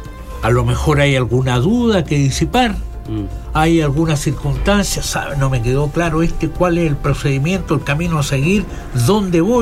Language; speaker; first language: Spanish; native; Spanish